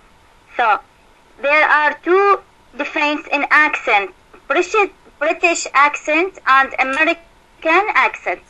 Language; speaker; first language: English; non-native, learner; Arabic